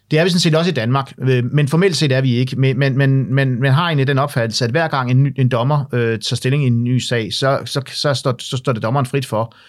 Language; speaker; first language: Danish; native; Danish